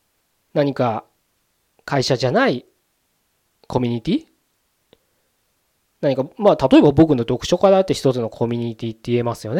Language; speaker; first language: Japanese; native; Japanese